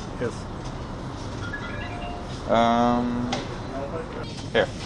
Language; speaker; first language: English; non-native, fluent; Swedish